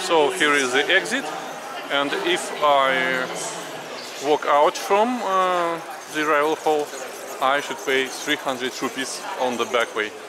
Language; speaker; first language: English; non-native, fluent; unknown